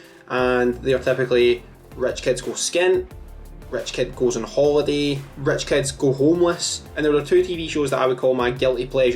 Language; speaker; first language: English; native; English